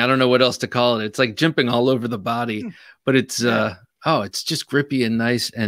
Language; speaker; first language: English; native; English